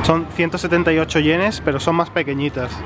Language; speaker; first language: Spanish; native; Spanish